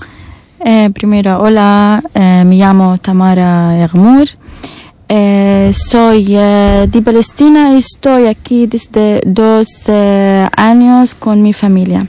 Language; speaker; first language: Spanish; non-native, learner; Arabic